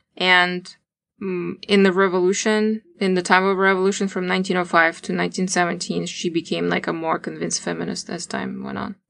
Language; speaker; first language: English; non-native, fluent; Russian